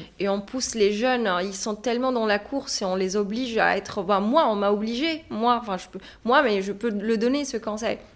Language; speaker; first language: French; non-native, local second language; Arabic